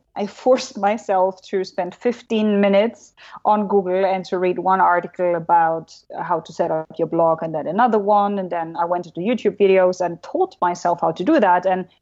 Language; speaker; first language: English; non-native, fluent; German